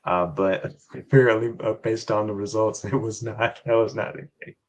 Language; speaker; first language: English; native; English